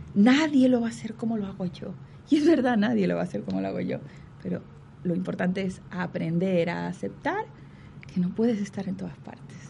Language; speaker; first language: Spanish; native; Spanish